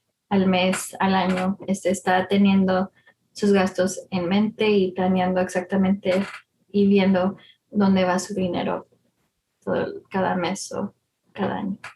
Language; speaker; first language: Spanish; early bilingual, heritage; Spanish